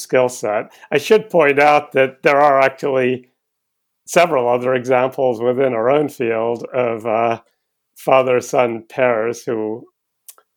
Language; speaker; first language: English; native; English